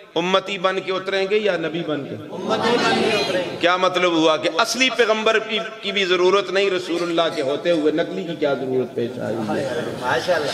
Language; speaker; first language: Urdu; non-native, local second language; Northern Hindko